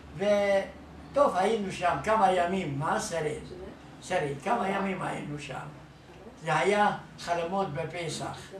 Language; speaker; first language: Hebrew; non-native, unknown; Hungarian